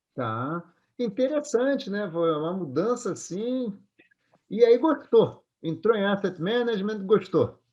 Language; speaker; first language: Portuguese; native; Portuguese